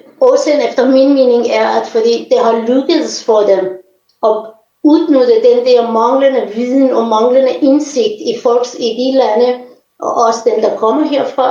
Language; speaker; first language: Danish; non-native, fluent; Persian